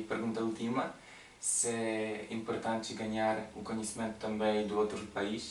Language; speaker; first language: Portuguese; non-native, learner; Polish